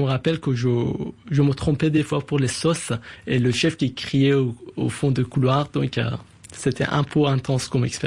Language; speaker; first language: French; non-native, fluent; Persian